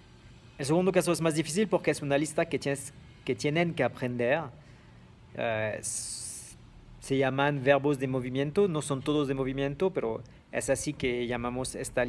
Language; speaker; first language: Spanish; non-native, fluent; French